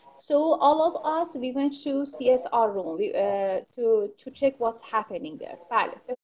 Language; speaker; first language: English; non-native, fluent; Persian